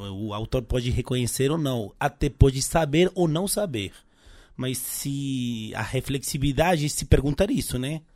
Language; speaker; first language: Portuguese; non-native, fluent; Spanish